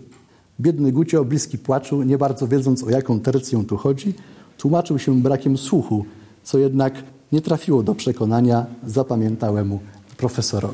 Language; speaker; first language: Polish; native; Polish